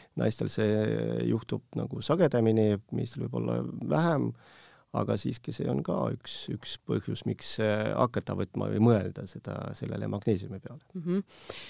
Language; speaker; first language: Estonian; non-native, local second language; Russian